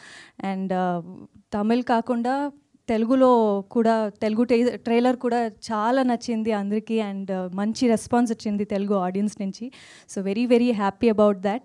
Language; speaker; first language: Telugu; non-native, learner; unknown